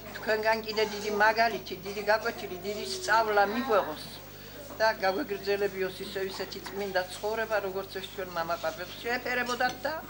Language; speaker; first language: Georgian; non-native, local second language; Svan